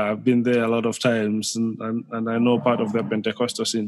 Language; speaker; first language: English; non-native, local second language; Nyanja